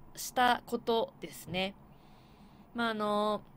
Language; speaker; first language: Japanese; native; Japanese